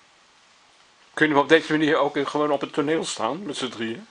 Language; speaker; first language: Dutch; native; Dutch